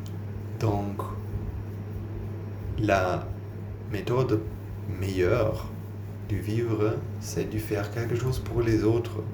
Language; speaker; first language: French; non-native, learner; German